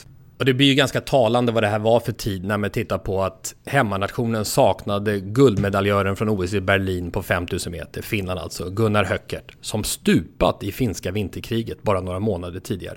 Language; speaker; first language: Swedish; native; Swedish